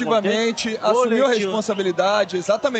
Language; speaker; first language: Portuguese; native; Portuguese